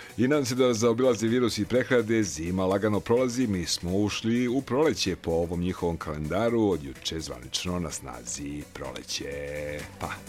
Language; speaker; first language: Serbian; native; Serbian